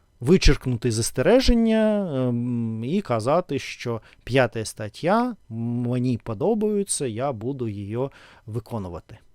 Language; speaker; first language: Ukrainian; non-native, learner; Russian